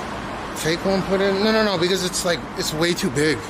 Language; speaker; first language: English; native; English